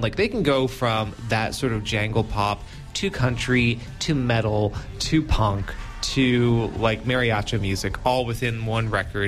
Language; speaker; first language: English; native; English